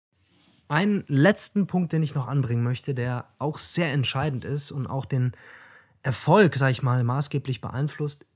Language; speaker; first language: German; native; German